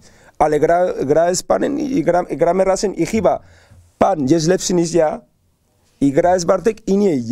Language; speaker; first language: Polish; non-native, learner; Spanish